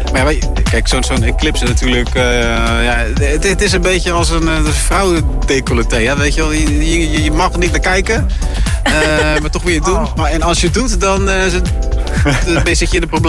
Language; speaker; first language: Dutch; native; Dutch